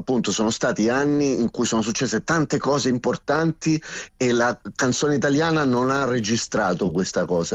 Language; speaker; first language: Italian; native; Italian